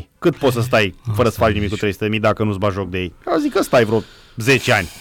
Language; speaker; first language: Romanian; native; Romanian